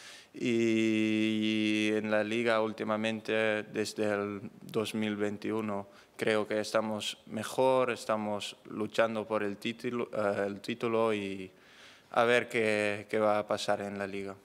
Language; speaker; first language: Spanish; non-native, fluent; Dutch